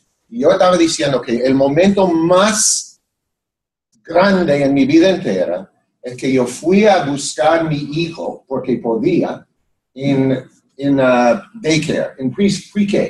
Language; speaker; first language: Spanish; non-native, fluent; English